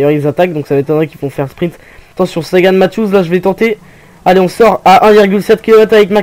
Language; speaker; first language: French; native; French